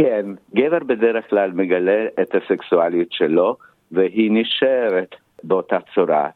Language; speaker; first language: Hebrew; non-native, fluent; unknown